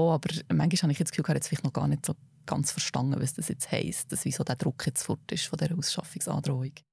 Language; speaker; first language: German; native; German